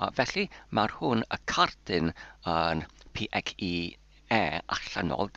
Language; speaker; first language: Welsh; non-native, local second language; English